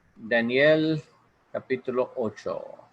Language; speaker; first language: Spanish; non-native, learner; English